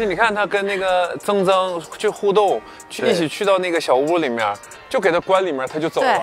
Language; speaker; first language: Chinese; native; Chinese